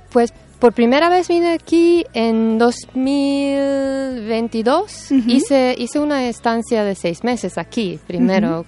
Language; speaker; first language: Spanish; non-native, fluent; Serbian